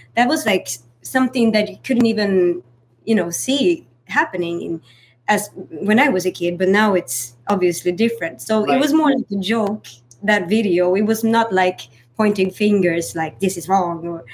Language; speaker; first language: English; non-native, fluent; Swedish